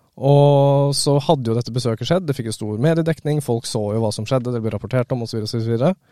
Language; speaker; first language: Norwegian; native; Norwegian